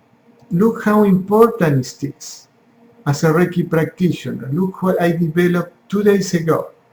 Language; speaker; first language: English; non-native, fluent; Spanish